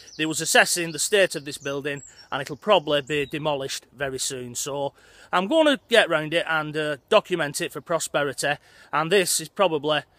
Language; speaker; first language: English; native; English